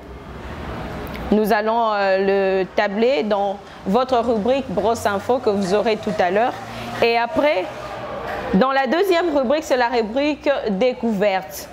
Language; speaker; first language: French; non-native, local second language; Lingala